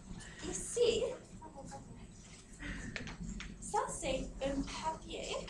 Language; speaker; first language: French; non-native, fluent; English